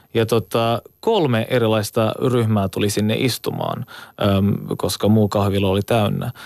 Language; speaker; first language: Finnish; early bilingual, other home language; Turkish